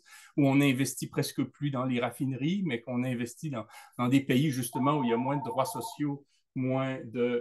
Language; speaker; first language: French; native; French